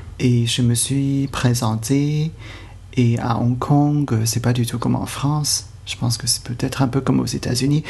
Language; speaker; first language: French; non-native, fluent; Cantonese